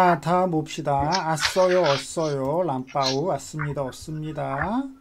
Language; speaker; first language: Korean; native; Korean